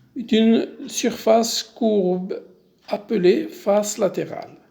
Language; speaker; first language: French; non-native, local second language; Arabic